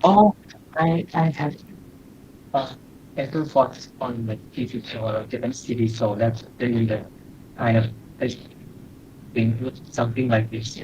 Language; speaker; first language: English; non-native, learner; Thai